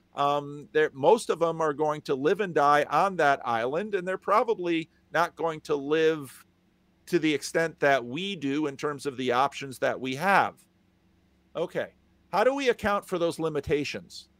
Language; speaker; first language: English; native; English